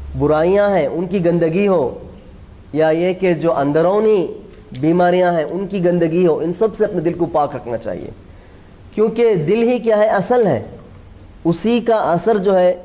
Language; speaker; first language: Urdu; native; Urdu